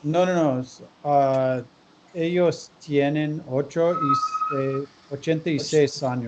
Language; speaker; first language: Spanish; non-native, learner; English